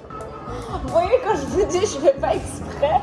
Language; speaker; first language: French; native; French